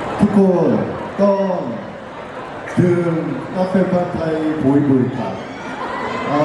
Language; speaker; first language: Thai; non-native, learner; Korean